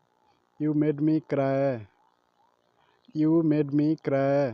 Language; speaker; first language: English; non-native, learner; Odia